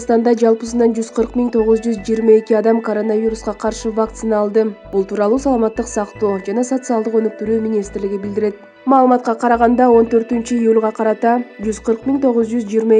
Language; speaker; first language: Kyrgyz; native; Kyrgyz